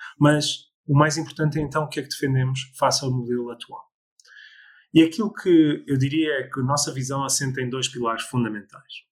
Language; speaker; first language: Portuguese; early bilingual, other home language; English